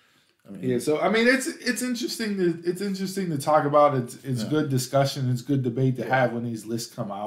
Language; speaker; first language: English; native; English